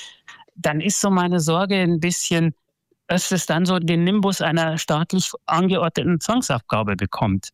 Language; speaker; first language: German; native; German